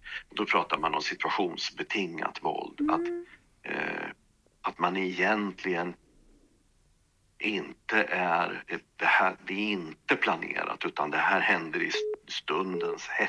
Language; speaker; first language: Swedish; native; Swedish